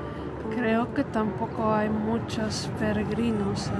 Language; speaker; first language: Spanish; non-native, fluent; Dutch